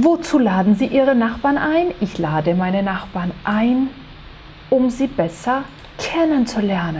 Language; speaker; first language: German; non-native, fluent; Portuguese